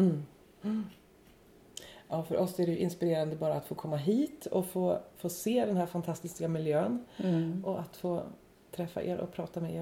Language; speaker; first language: Swedish; native; Swedish